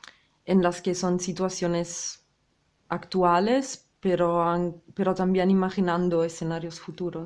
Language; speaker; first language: Spanish; non-native, fluent; Italian